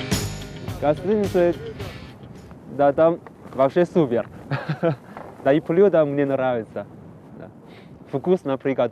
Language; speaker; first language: Russian; non-native, learner; Chinese